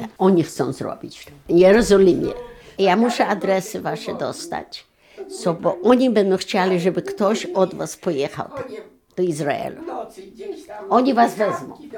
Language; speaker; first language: Polish; non-native, local second language; Yiddish